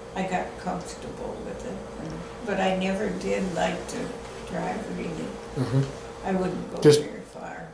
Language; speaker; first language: English; native; English